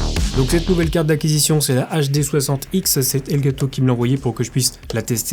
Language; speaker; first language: French; native; French